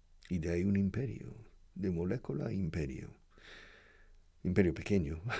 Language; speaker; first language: Spanish; non-native, fluent; English